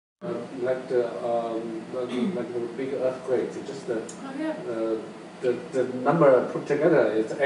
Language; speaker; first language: English; non-native, learner; Chinese